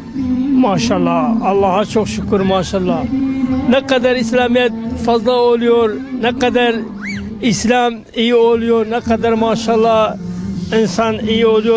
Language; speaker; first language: Turkish; non-native, local second language; Kurdish